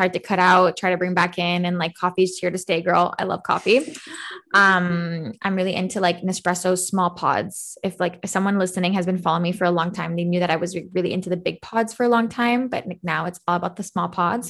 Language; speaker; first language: English; native; English